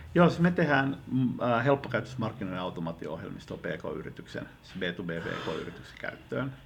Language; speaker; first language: Finnish; native; Finnish